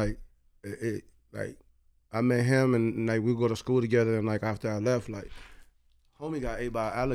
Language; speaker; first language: English; early bilingual, other home language; Spanish